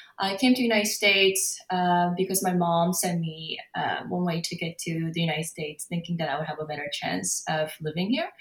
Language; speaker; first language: English; non-native, fluent; Korean